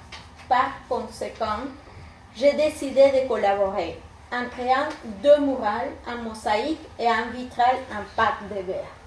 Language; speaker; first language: French; non-native, fluent; Spanish